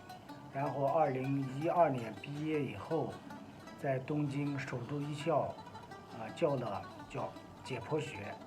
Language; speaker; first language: Chinese; non-native, local second language; Uyghur